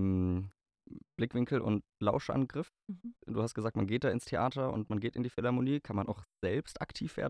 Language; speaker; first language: German; native; German